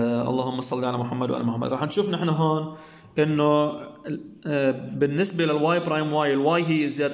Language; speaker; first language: Arabic; native; Arabic